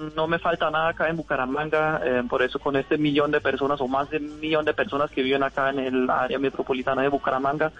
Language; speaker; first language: Spanish; non-native, fluent; German